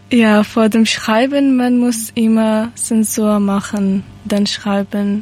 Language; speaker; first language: German; non-native, learner; Persian